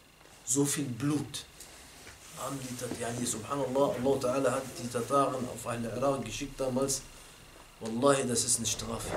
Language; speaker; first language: German; non-native, fluent; Arabic